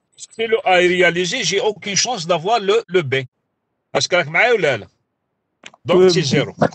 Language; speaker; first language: French; non-native, local second language; Arabic